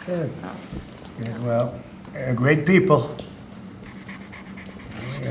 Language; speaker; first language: English; native; English